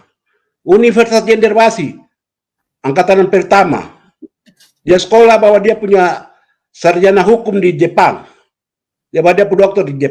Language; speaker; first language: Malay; non-native, local second language; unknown